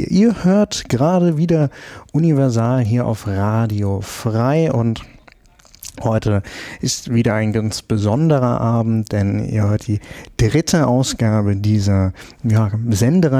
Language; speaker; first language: German; native; German